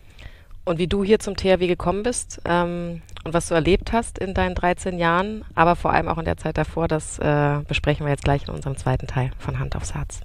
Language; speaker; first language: German; native; German